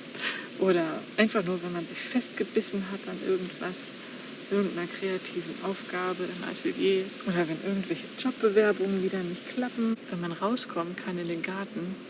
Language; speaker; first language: German; native; German